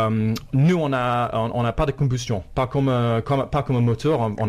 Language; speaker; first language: French; non-native, fluent; English